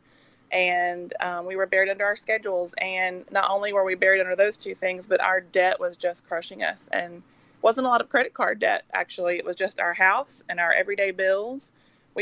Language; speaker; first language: English; native; English